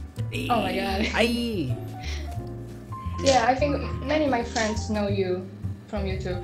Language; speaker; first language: English; non-native, learner; Polish